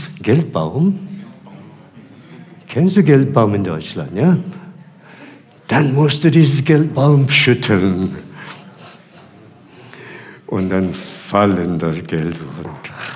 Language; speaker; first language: German; non-native, fluent; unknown